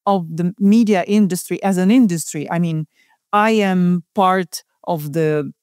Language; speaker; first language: English; non-native, fluent; Ukrainian